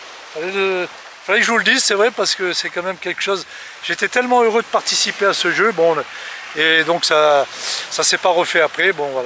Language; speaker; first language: French; native; French